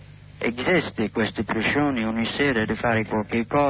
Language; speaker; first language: Italian; non-native, learner; English